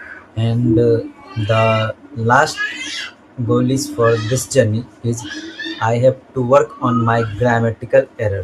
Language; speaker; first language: English; non-native, learner; Hindi